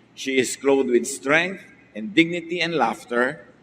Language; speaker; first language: English; non-native, local second language; Filipino